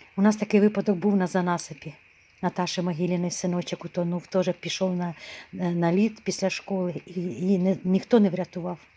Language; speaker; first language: Ukrainian; non-native, local second language; Russian